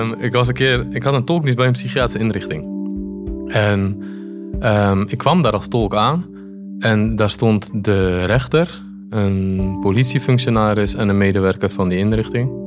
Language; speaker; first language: Dutch; early bilingual, other home language; Polish